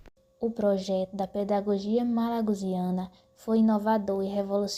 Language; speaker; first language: Portuguese; native; Portuguese